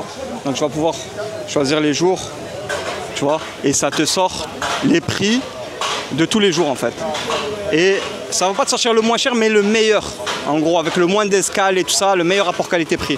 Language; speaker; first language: French; native; French